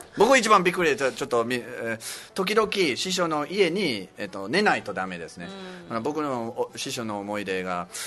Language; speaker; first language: Japanese; non-native, fluent; English